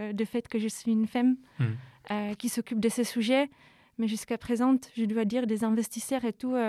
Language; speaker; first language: French; non-native, fluent; Czech